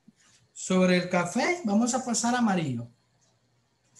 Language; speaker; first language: Spanish; native; Spanish